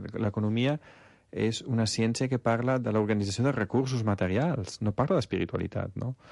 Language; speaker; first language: Catalan; non-native, fluent; Italian